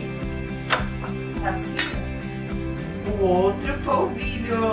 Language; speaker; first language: Portuguese; native; Portuguese